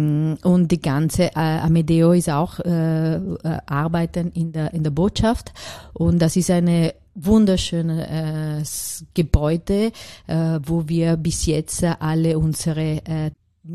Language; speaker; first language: German; non-native, learner; Italian